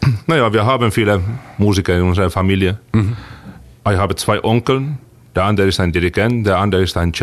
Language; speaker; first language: German; non-native, fluent; Finnish